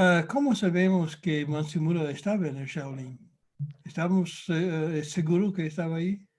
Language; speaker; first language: Spanish; non-native, fluent; English